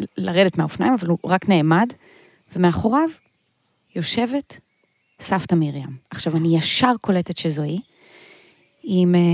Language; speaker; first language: Hebrew; native; Hebrew